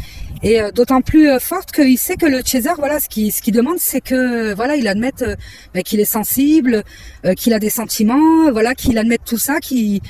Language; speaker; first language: French; native; French